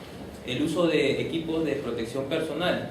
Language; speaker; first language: Spanish; native; Spanish